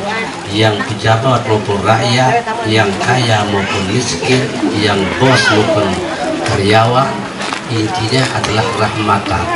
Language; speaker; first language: Indonesian; non-native, local second language; Sasak